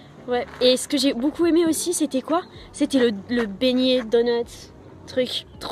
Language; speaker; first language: French; native; French